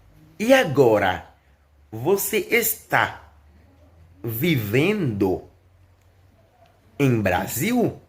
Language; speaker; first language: Portuguese; non-native, learner; Haitian Creole